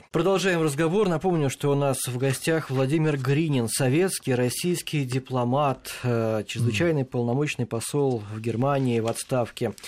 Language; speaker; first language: Russian; native; Russian